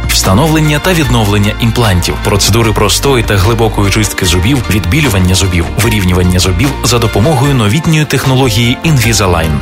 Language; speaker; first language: Ukrainian; native; Ukrainian